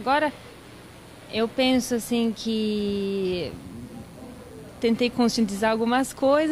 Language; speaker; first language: Portuguese; non-native, fluent; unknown